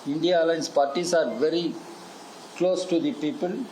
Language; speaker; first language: English; non-native, local second language; Tamil